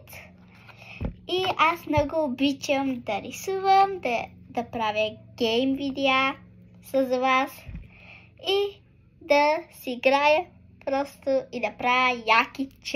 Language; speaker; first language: Bulgarian; early bilingual, heritage; Bulgarian